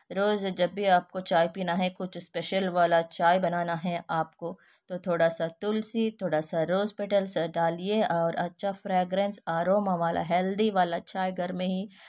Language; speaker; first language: Hindi; non-native, local second language; Kannada